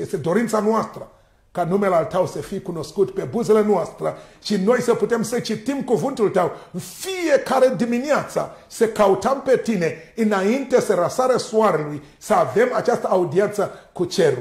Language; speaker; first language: Romanian; non-native, learner; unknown